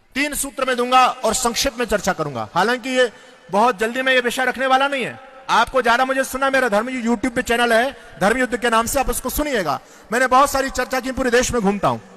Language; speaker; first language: Hindi; non-native, local second language; Marathi